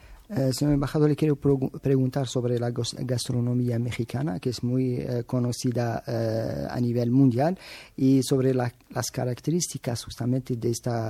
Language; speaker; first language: Spanish; non-native, fluent; Arabic